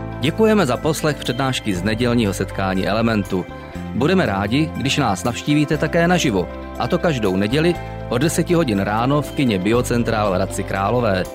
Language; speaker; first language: Czech; native; Czech